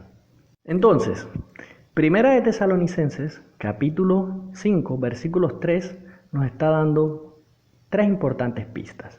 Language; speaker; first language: Spanish; native; Spanish